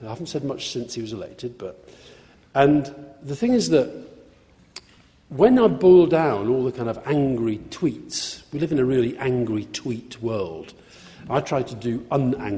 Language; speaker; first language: English; native; English